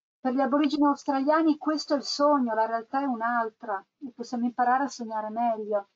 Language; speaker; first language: Italian; native; Italian